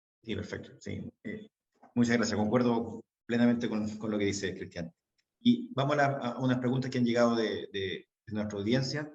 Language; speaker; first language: Spanish; native; Spanish